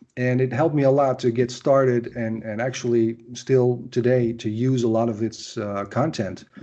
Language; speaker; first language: English; non-native, fluent; Dutch